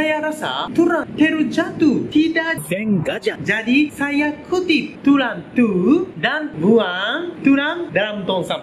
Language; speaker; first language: Indonesian; non-native, learner; Japanese